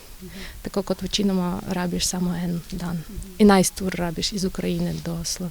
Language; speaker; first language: Slovenian; non-native, learner; Ukrainian